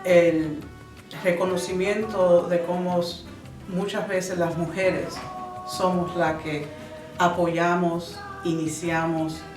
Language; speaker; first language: Spanish; early bilingual, other home language; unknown